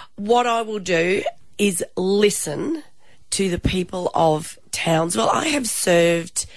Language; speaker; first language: English; native; English